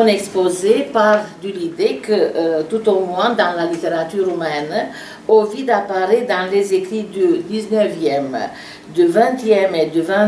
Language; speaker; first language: French; non-native, fluent; Romanian